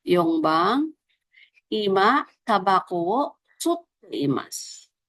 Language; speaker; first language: Japanese; non-native, fluent; Filipino